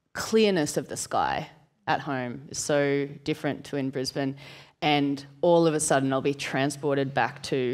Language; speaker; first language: English; native; English